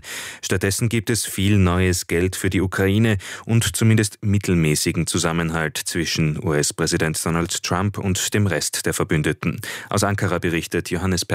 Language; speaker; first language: German; native; German